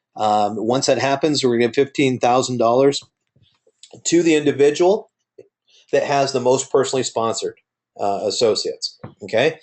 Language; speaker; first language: English; native; English